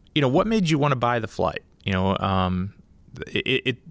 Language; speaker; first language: English; native; English